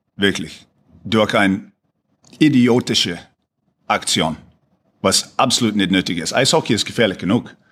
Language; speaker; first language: German; non-native, fluent; English